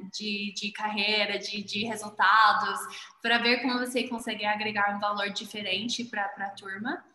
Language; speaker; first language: Portuguese; non-native, fluent; English